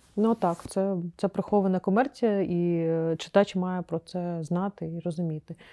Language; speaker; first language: Ukrainian; non-native, local second language; Crimean Tatar